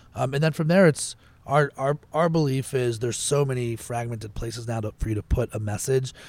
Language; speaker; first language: English; native; English